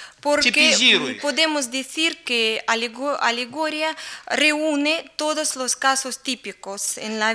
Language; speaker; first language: Spanish; non-native, learner; Russian